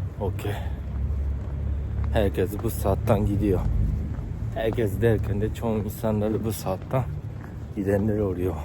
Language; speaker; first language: Turkish; non-native, fluent; Japanese